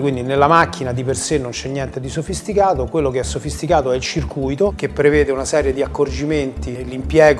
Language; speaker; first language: Italian; native; Italian